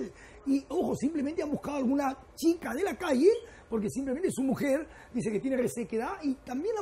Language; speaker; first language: Spanish; native; Spanish